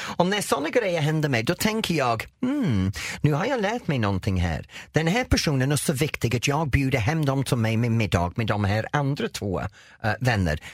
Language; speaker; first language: Swedish; non-native, fluent; English